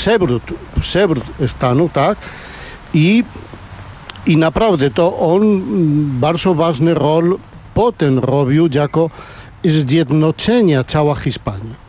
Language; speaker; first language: Polish; non-native, learner; Spanish